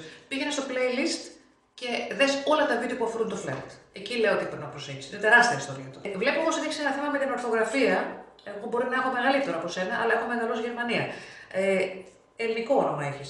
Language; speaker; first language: Greek; native; Greek